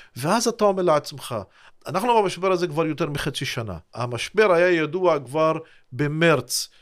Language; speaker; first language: Hebrew; non-native, local second language; Arabic